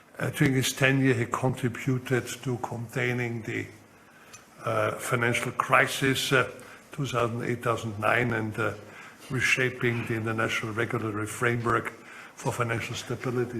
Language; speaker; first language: English; non-native, fluent; German